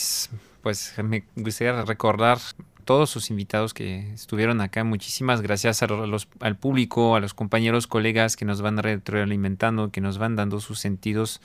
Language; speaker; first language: Spanish; non-native, fluent; French